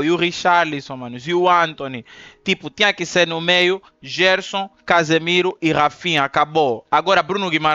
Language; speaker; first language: Portuguese; native; Portuguese